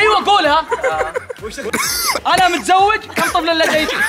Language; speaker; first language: Arabic; native; Arabic